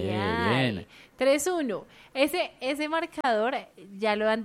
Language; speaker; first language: Spanish; native; Spanish